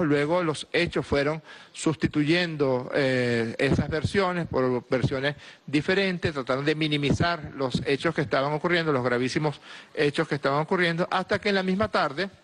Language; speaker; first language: Spanish; native; Spanish